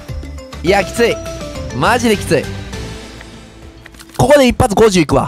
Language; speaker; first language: Japanese; native; Japanese